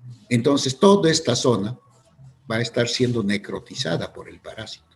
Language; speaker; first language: Spanish; native; Spanish